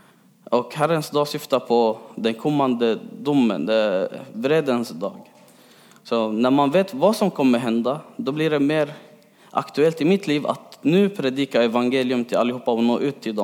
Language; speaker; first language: Swedish; early bilingual, other home language; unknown